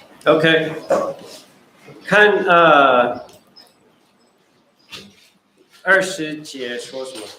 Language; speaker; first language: Chinese; early bilingual, heritage; Chinese